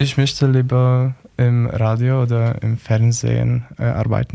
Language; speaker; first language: German; non-native, learner; Polish